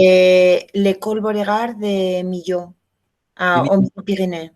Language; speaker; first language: French; non-native, fluent; Spanish